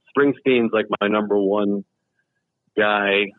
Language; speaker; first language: English; native; English